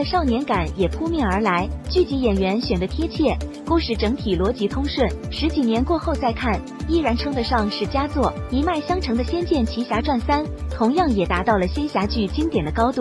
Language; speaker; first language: Chinese; native; Chinese